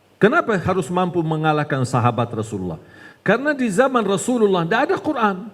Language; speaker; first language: Malay; non-native, fluent; Arabic